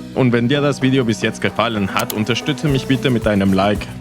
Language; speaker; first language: German; non-native, fluent; Spanish